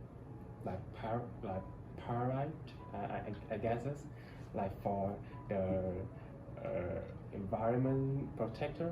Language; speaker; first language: English; non-native, learner; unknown